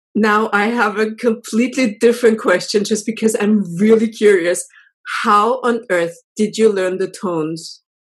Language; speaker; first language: English; non-native, fluent; German